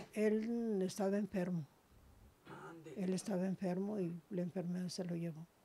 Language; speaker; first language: Spanish; native; Spanish